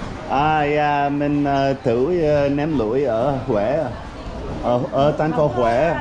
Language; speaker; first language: Vietnamese; non-native, learner; English